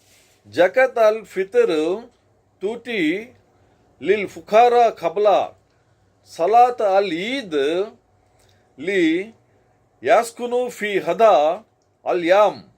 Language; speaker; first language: Arabic; non-native, learner; Telugu